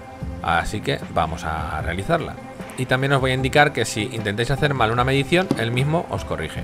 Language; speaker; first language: Spanish; native; Spanish